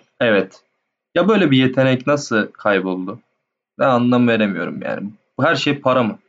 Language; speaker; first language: Turkish; native; Turkish